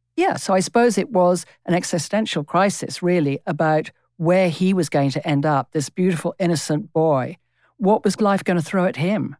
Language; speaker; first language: English; native; English